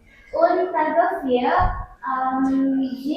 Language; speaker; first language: German; non-native, learner; Indonesian